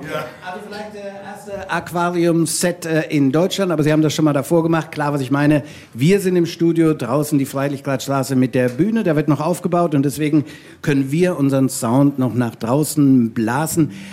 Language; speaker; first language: German; native; German